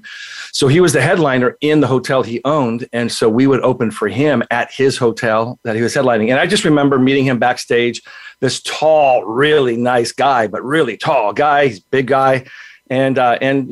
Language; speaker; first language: English; native; English